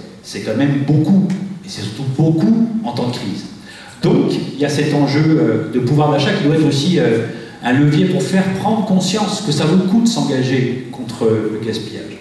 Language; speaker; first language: French; native; French